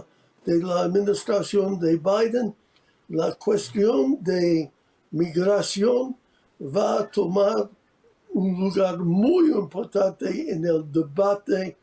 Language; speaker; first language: Spanish; non-native, fluent; English